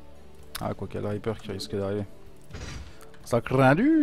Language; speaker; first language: French; native; French